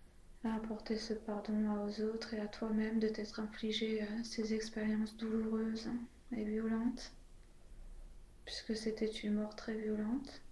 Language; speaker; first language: French; native; French